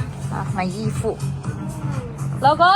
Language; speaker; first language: Chinese; non-native, learner; Filipino